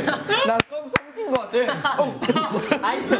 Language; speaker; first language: Korean; native; Korean